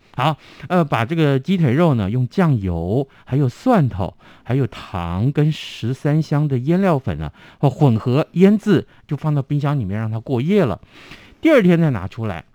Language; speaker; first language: Chinese; non-native, local second language; Min Nan Chinese